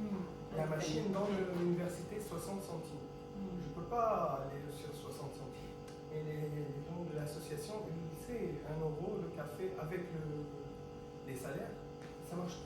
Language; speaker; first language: French; non-native, fluent; Arabic